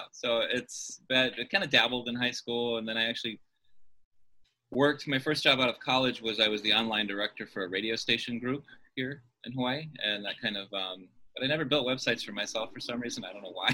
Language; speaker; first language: English; native; English